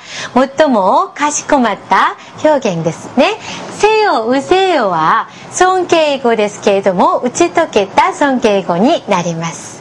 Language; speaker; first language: Japanese; non-native, fluent; Korean